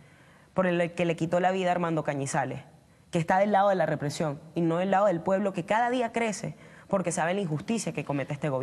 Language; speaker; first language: Spanish; native; Spanish